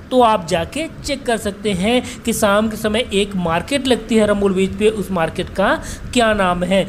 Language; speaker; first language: Hindi; native; Hindi